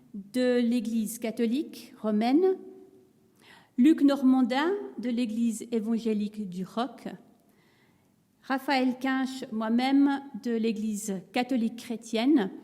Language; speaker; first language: French; native; French